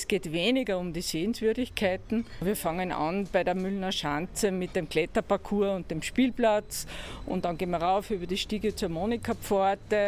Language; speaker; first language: German; native; German